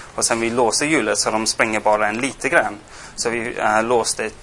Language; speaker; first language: Swedish; non-native, fluent; English